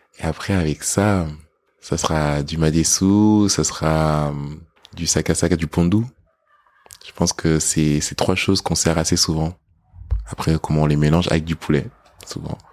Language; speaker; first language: French; early bilingual, other home language; English